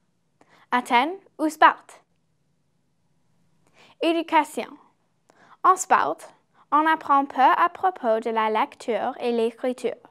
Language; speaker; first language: French; non-native, learner; English